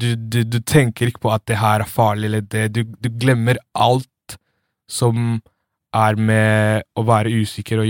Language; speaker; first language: Norwegian; early bilingual, other home language; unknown